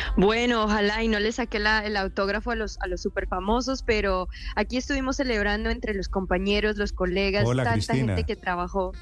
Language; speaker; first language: Spanish; early bilingual, heritage; Spanish